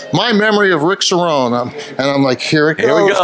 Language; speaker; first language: English; native; English